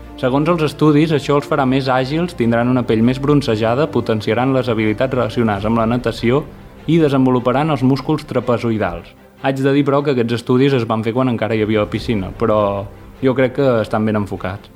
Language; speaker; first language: Catalan; native; Catalan